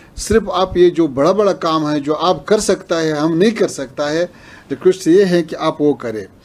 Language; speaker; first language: Hindi; non-native, fluent; Pashto